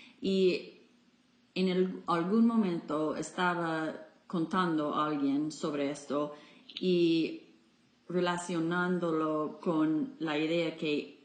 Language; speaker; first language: Spanish; non-native, fluent; English